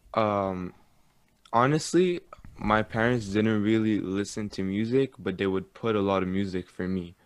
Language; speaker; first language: English; early bilingual, other home language; Arabic